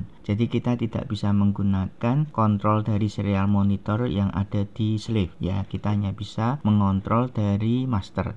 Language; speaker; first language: Indonesian; native; Indonesian